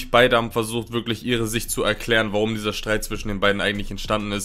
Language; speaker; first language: German; native; German